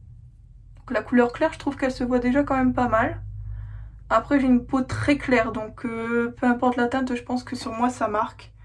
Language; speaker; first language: French; native; French